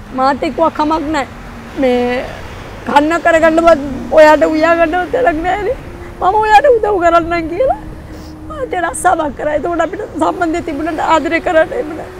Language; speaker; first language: Sinhala; non-native, local second language; Tamil